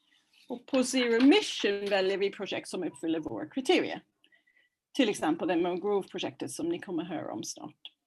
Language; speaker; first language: Swedish; non-native, fluent; English